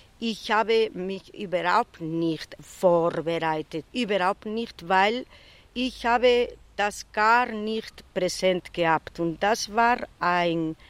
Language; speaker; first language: German; non-native, fluent; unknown